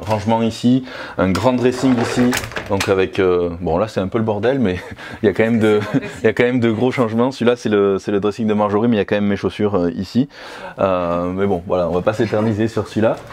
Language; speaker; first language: French; native; French